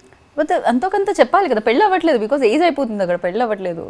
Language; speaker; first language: Telugu; native; Telugu